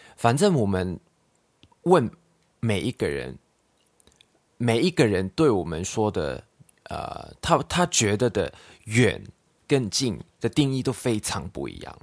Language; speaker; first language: Chinese; non-native, local second language; Cantonese